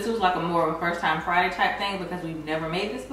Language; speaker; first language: English; native; English